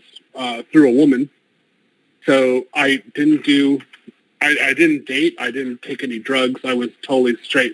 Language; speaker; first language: English; native; English